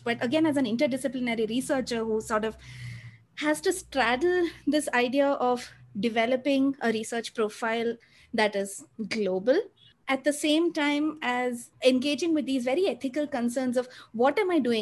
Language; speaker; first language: English; non-native, local second language; Malayalam